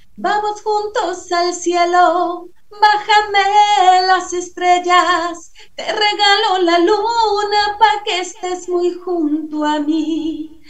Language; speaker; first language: Spanish; native; Spanish